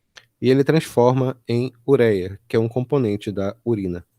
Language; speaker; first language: Portuguese; native; Portuguese